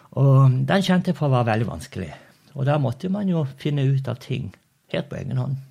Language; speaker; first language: Norwegian; early bilingual, other home language; Portuguese